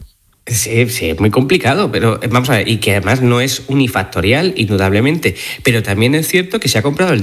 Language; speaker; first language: Spanish; native; Spanish